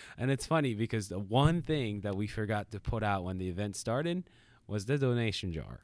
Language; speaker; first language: English; non-native, fluent; Japanese